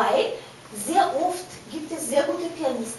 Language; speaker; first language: German; non-native, fluent; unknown